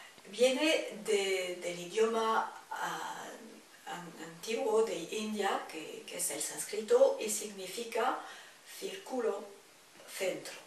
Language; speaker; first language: Spanish; non-native, fluent; French